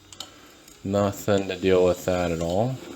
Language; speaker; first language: English; native; English